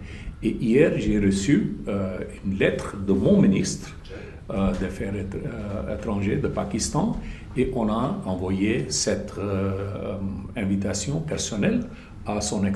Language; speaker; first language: French; non-native, fluent; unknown